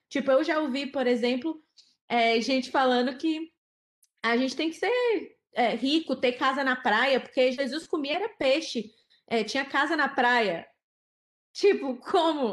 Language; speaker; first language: Portuguese; native; Portuguese